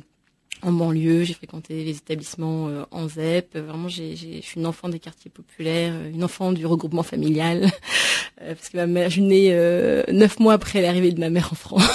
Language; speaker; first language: French; native; French